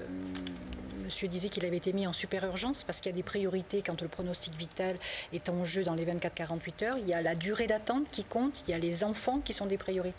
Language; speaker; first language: French; native; French